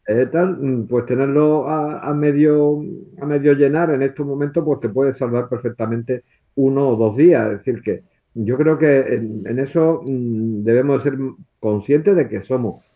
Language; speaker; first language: Spanish; native; Spanish